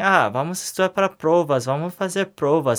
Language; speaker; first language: Portuguese; non-native, learner; English